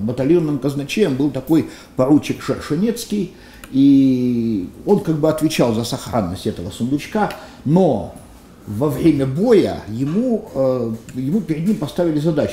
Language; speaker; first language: Russian; native; Russian